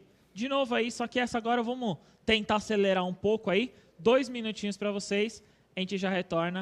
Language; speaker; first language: Portuguese; native; Portuguese